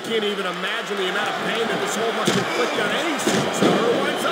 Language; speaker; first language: English; native; English